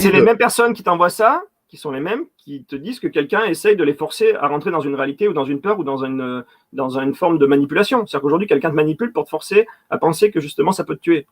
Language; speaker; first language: French; native; French